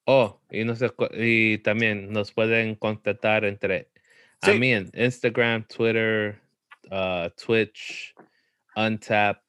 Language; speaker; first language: Spanish; early bilingual, heritage; Spanish